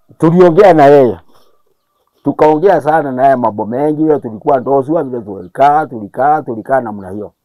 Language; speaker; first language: Swahili; non-native, local second language; Kikuyu